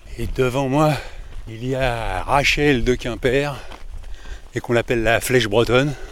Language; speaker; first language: French; native; French